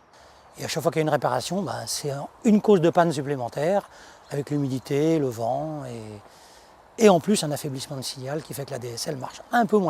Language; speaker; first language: French; native; French